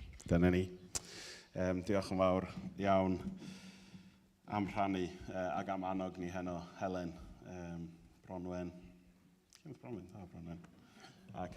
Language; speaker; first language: Welsh; native; Welsh